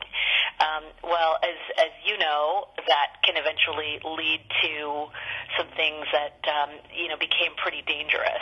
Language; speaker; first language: English; native; English